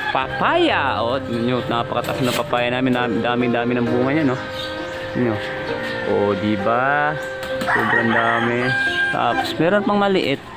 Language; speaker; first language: Filipino; non-native, local second language; Cebuano